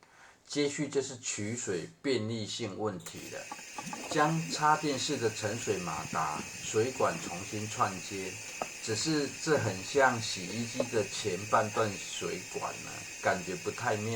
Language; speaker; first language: Chinese; native; Chinese